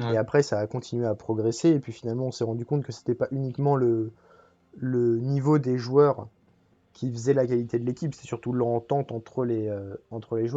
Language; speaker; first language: French; native; French